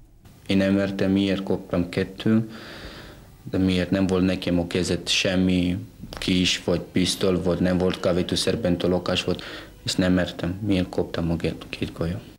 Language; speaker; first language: Hungarian; non-native, learner; Romanian